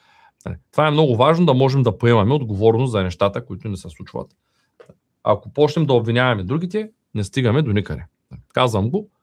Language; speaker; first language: Bulgarian; native; Bulgarian